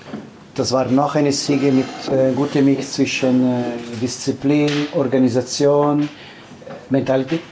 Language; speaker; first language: German; non-native, fluent; Italian